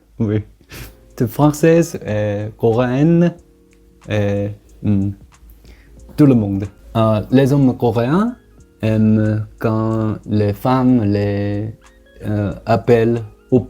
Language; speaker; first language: French; non-native, learner; Korean